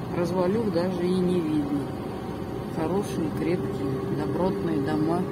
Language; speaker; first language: Russian; native; Russian